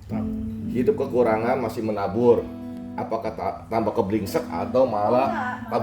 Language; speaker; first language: Indonesian; native; Indonesian